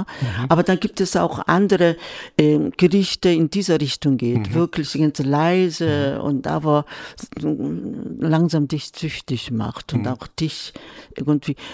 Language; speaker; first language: German; non-native, fluent; Korean